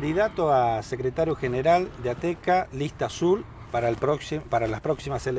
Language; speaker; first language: Spanish; native; Spanish